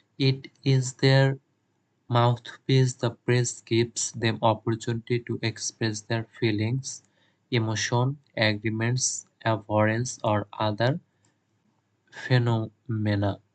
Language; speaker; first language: English; non-native, local second language; Bangla